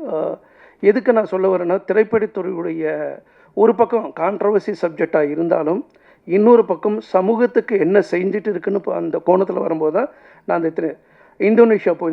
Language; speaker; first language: Tamil; native; Tamil